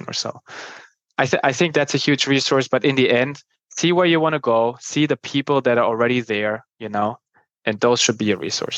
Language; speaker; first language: English; non-native, fluent; German